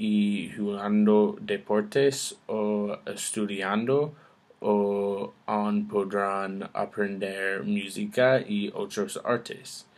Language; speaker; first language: Spanish; non-native, learner; English